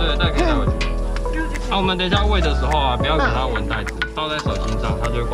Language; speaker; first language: Chinese; native; Chinese